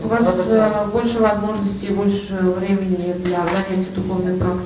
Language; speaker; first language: Russian; native; Russian